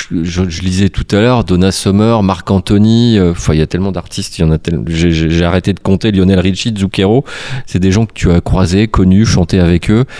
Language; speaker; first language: French; native; French